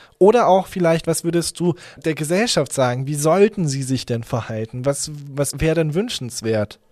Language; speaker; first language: German; early bilingual, other home language; Hungarian